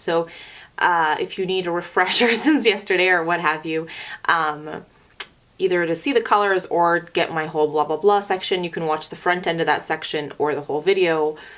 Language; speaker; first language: English; native; English